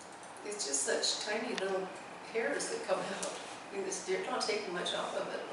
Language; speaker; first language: English; native; English